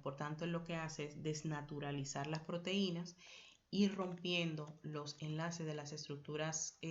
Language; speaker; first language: Spanish; native; Spanish